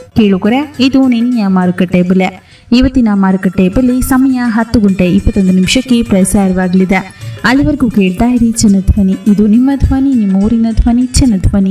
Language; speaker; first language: Kannada; native; Kannada